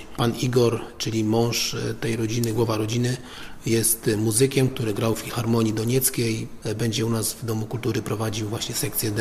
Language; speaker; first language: Polish; native; Polish